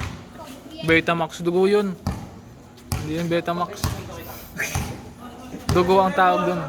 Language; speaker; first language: Filipino; non-native, local second language; Bikol